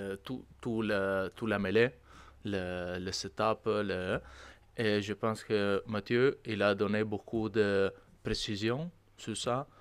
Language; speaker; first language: French; non-native, learner; Italian